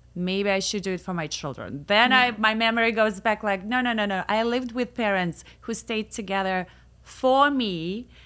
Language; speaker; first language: English; non-native, fluent; Russian